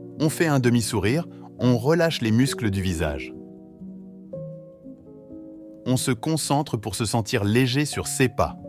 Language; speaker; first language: French; native; French